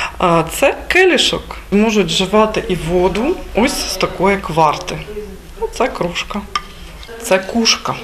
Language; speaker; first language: Ukrainian; native; Ukrainian